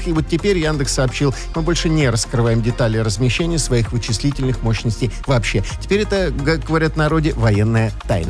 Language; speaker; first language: Russian; native; Russian